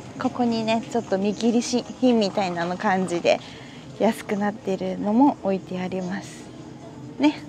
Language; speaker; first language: Japanese; native; Japanese